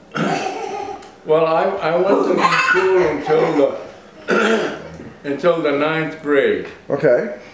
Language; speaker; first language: English; native; English